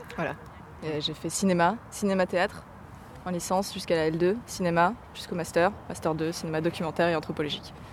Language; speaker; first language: French; native; French